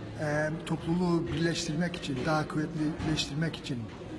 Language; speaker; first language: Turkish; early bilingual, heritage; Turkish